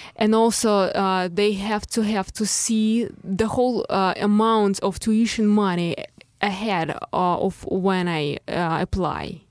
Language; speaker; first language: English; non-native, fluent; Russian